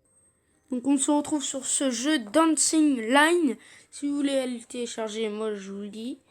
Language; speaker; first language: French; native; French